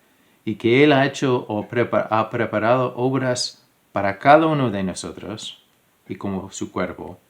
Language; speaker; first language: Spanish; non-native, fluent; English